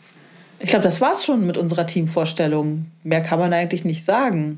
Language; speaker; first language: German; native; German